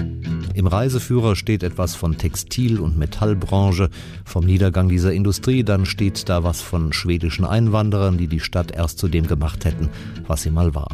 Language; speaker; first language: German; native; German